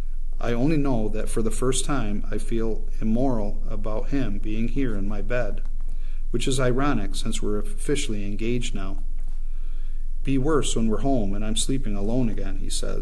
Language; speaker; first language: English; native; English